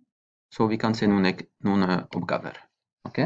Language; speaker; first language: Norwegian; non-native, fluent; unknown